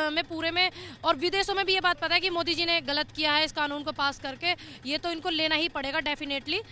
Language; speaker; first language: Hindi; native; Hindi